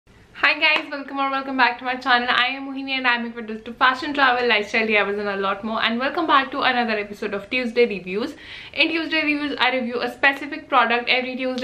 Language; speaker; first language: English; non-native, local second language; Hindi